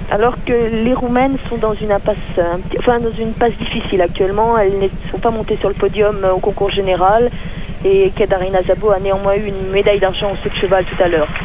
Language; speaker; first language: French; native; French